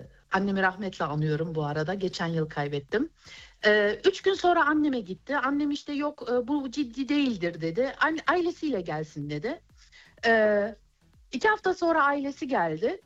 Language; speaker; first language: Turkish; early bilingual, other home language; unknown